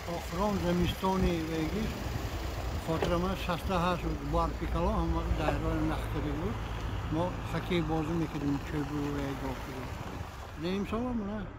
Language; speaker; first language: Tajik; native; Tajik